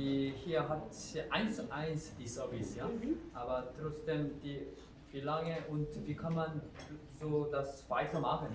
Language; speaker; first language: German; non-native, learner; Korean